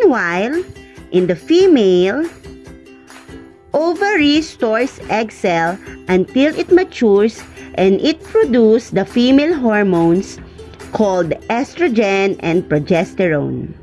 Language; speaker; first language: English; non-native, local second language; Filipino